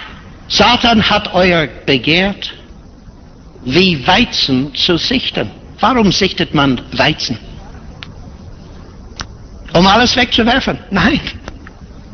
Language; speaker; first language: German; non-native, fluent; English